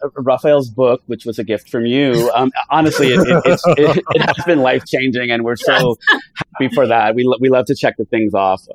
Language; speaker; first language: English; early bilingual, other home language; Italian